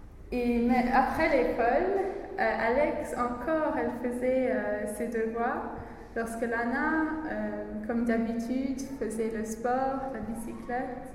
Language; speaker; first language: French; non-native, learner; English